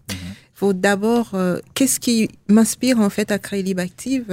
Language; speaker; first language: French; non-native, learner; Russian